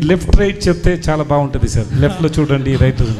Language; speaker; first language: Telugu; non-native, learner; Tamil